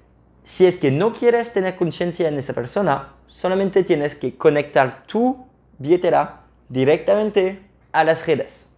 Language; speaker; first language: Spanish; non-native, fluent; French